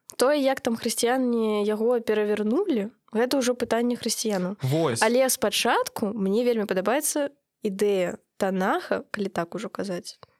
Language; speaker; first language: Belarusian; non-native, local second language; Russian